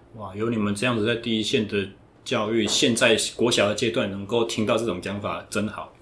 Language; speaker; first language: Chinese; native; Chinese